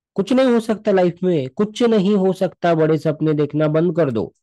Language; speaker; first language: Hindi; non-native, local second language; Marathi